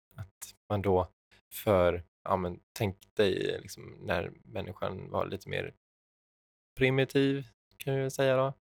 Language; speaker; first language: Swedish; native; Swedish